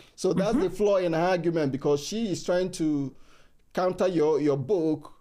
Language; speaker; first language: English; non-native, local second language; Igbo